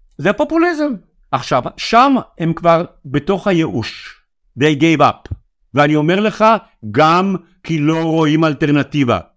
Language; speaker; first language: Hebrew; native; Hebrew